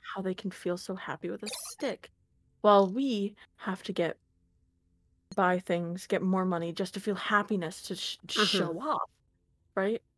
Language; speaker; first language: English; native; English